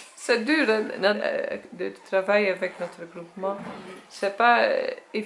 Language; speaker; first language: French; non-native, learner; Dutch